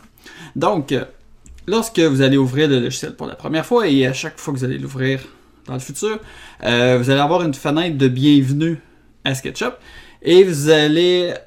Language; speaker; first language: French; native; French